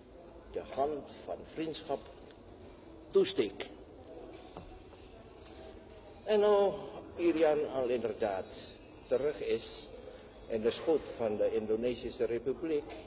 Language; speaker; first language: Dutch; non-native, fluent; Indonesian